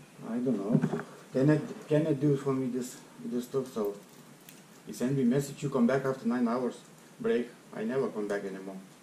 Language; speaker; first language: English; non-native, learner; Russian